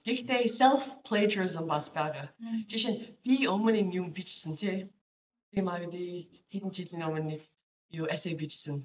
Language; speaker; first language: Mongolian; non-native, fluent; English